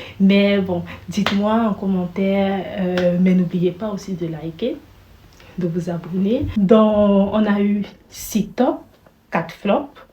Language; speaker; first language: French; native; French